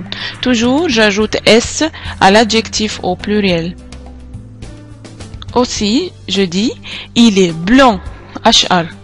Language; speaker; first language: French; non-native, fluent; Arabic